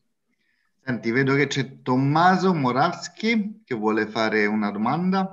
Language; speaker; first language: Italian; native; Italian